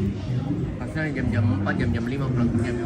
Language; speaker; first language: Indonesian; native; Indonesian